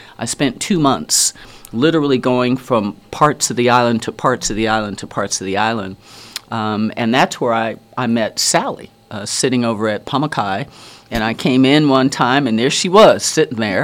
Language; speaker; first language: English; native; English